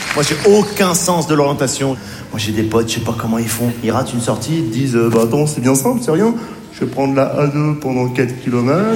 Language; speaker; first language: French; native; French